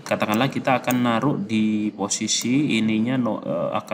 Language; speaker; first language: Indonesian; native; Indonesian